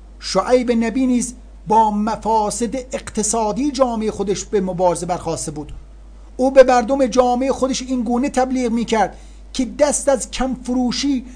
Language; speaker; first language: Persian; native; Persian